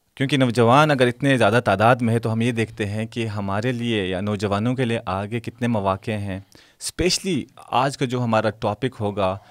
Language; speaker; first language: Urdu; non-native, local second language; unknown